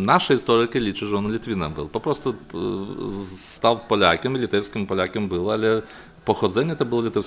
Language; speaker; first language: Polish; non-native, learner; Lithuanian